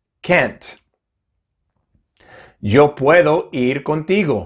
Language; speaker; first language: Spanish; non-native, fluent; English